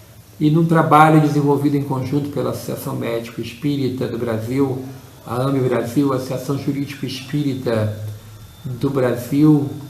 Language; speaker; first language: Portuguese; native; Portuguese